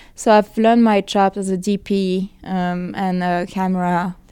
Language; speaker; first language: English; non-native, fluent; French